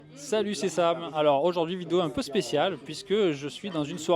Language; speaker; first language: French; native; French